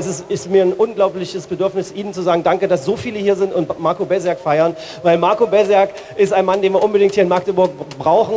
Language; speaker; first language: German; native; German